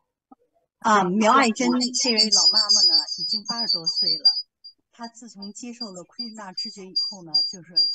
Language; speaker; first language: Chinese; native; Chinese